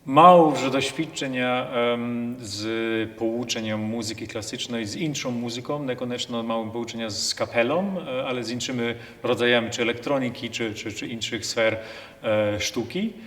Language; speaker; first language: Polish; non-native, local second language; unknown